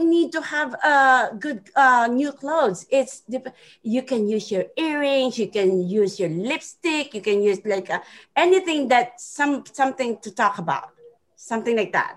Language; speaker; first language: English; non-native, local second language; Filipino